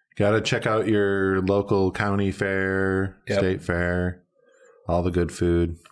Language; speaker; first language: English; native; English